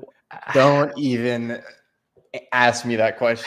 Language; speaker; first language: English; native; English